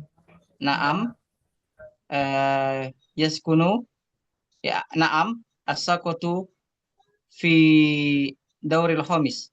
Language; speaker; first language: Arabic; non-native, learner; Indonesian